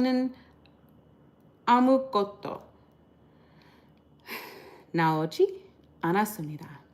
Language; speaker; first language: Korean; non-native, learner; English